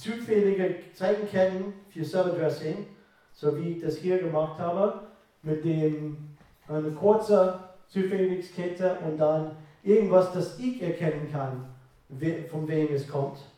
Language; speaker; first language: German; non-native, fluent; English